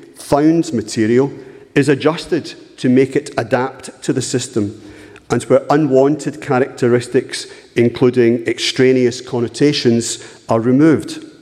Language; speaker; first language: English; native; English